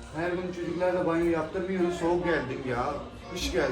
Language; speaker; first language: Turkish; non-native, learner; Urdu